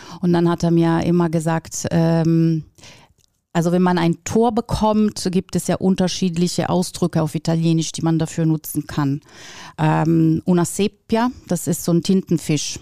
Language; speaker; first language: German; non-native, fluent; Italian